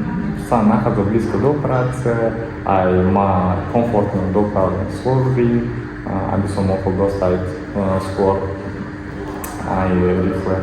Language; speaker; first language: Slovak; non-native, learner; Kazakh